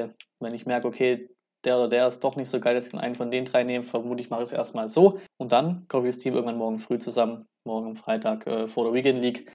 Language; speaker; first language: German; native; German